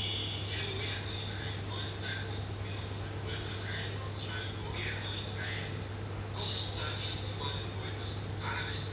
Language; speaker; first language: Spanish; non-native, fluent; English